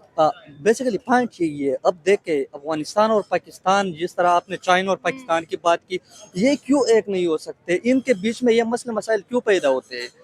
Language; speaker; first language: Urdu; non-native, local second language; Pashto